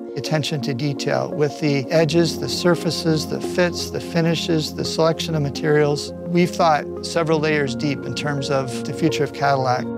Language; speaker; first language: English; non-native, fluent; Chinese